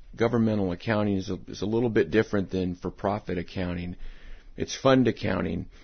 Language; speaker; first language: English; native; English